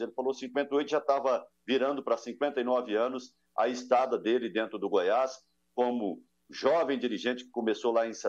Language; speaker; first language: Portuguese; native; Portuguese